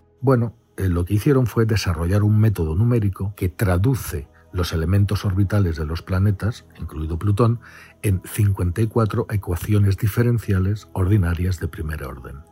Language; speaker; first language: Spanish; native; Spanish